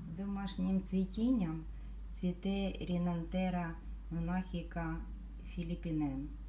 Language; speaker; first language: Ukrainian; native; Ukrainian